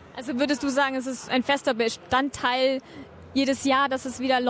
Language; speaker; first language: German; native; German